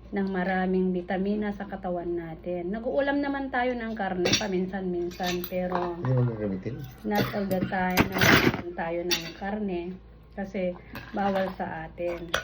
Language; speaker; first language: Filipino; non-native, local second language; Iloko